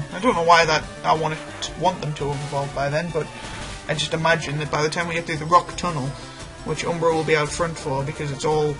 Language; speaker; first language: English; native; English